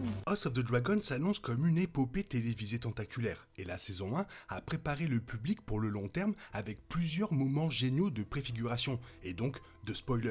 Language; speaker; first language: French; native; French